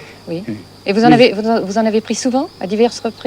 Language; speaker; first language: French; native; French